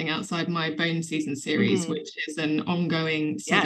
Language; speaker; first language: English; native; English